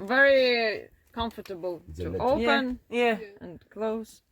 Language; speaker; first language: English; non-native, learner; Ukrainian